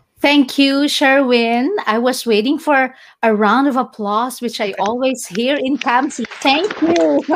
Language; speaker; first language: English; non-native, local second language; Cebuano